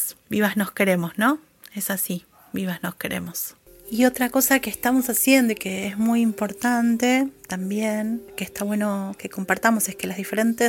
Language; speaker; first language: Spanish; native; Spanish